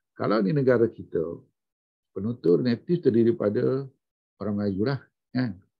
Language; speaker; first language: Malay; native; Malay